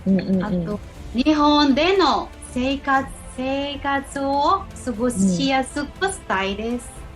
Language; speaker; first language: Japanese; non-native, local second language; Filipino